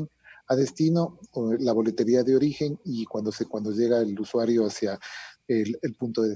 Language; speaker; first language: Spanish; native; Spanish